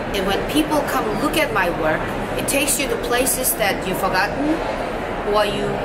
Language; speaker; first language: English; non-native, fluent; Korean